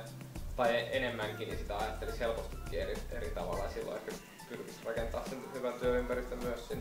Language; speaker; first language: Finnish; native; Finnish